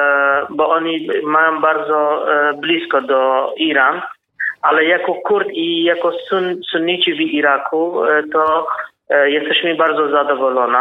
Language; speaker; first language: Polish; non-native, learner; Kurdish